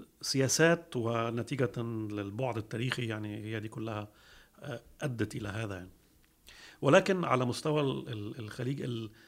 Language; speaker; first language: Arabic; early bilingual, heritage; Arabic